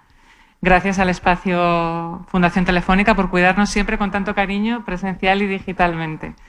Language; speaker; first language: Spanish; native; Spanish